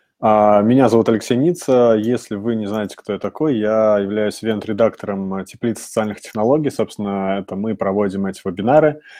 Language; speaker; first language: Russian; native; Russian